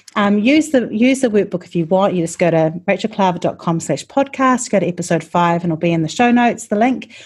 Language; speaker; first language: English; native; English